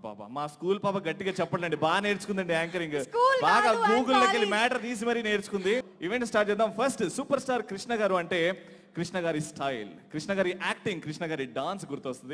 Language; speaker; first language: Telugu; native; Telugu